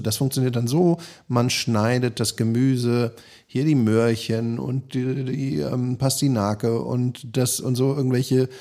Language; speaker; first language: German; native; German